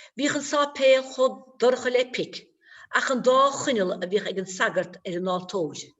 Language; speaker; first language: Irish; native; Irish